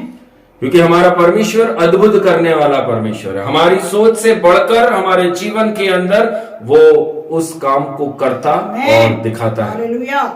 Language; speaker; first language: Hindi; native; Hindi